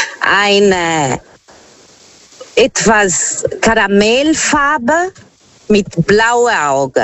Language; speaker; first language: German; non-native, learner; Portuguese